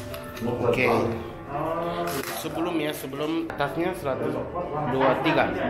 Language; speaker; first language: Indonesian; non-native, learner; Japanese